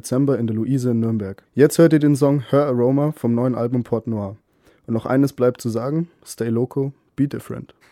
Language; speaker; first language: German; native; German